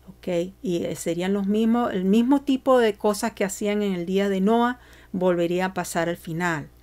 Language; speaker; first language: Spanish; early bilingual, heritage; Spanish